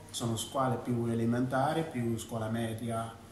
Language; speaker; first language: Italian; non-native, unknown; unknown